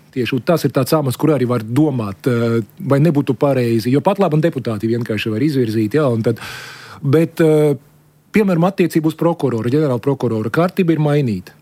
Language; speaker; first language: Latvian; non-native, local second language; Russian